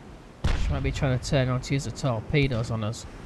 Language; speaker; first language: English; native; English